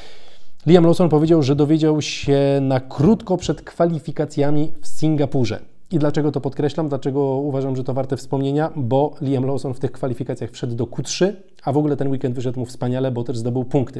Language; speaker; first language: Polish; native; Polish